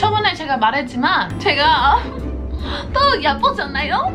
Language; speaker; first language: Korean; non-native, fluent; English